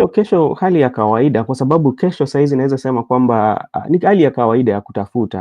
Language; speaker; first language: Swahili; non-native, local second language; Luo (Kenya and Tanzania)